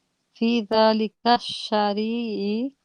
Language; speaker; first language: Arabic; non-native, learner; English